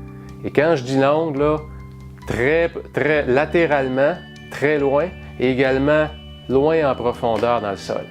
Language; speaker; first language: French; native; French